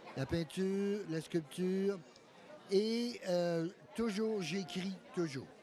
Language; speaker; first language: French; native; French